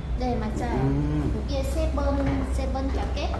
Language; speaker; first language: Korean; non-native, learner; Vietnamese